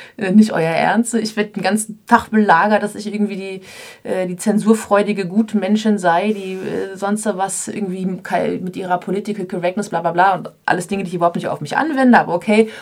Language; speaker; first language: German; native; German